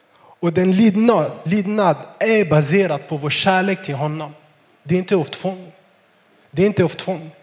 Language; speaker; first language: Swedish; non-native, fluent; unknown